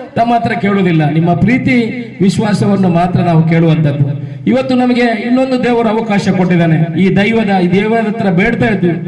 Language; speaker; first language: Kannada; native; Kannada